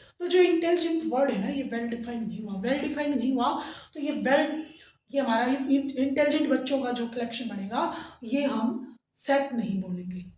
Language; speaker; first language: Hindi; native; Hindi